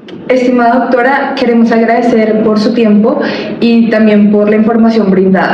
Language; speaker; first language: Spanish; native; Spanish